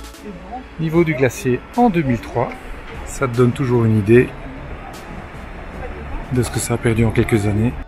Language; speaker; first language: French; native; French